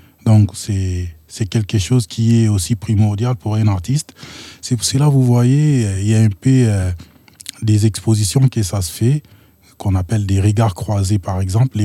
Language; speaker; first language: French; non-native, local second language; Lingala